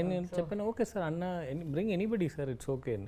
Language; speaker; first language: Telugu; non-native, learner; Tamil